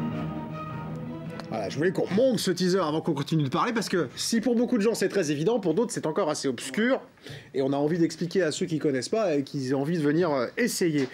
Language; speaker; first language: French; native; French